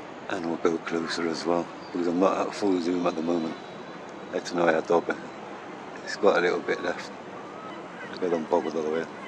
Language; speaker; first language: English; early bilingual, other home language; Spanish